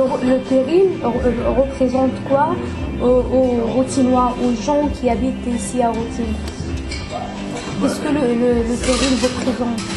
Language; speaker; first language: French; non-native, fluent; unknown